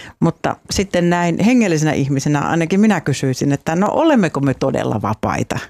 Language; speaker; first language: Finnish; native; Finnish